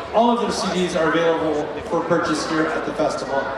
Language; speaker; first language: English; native; English